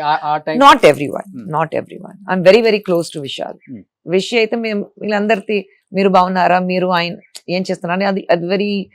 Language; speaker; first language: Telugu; non-native, fluent; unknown